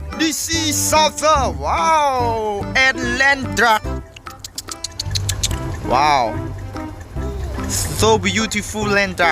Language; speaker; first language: English; non-native, learner; Khmer